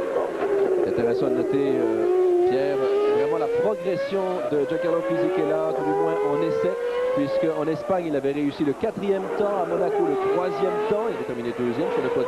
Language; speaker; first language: French; native; French